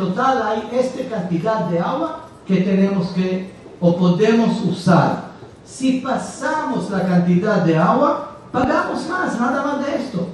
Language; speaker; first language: Spanish; non-native, fluent; Hebrew